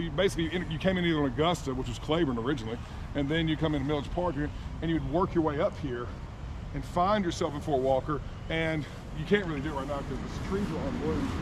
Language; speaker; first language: English; native; English